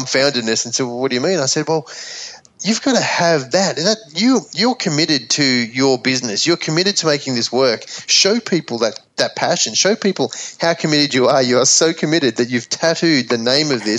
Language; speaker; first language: English; native; English